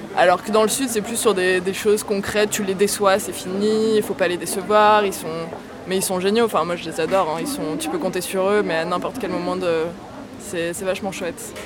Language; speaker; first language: French; native; French